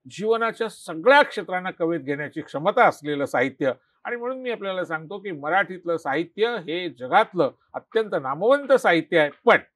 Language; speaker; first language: Marathi; native; Marathi